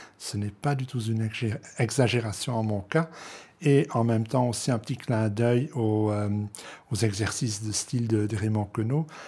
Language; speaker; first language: French; non-native, local second language; Dutch